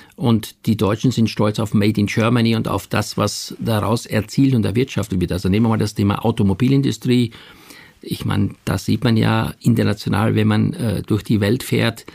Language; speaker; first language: German; native; German